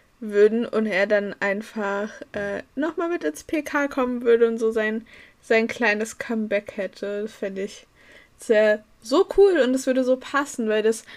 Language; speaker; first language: German; native; German